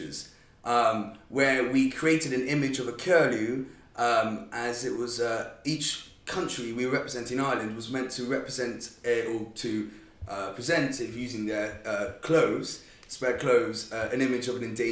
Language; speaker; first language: English; native; English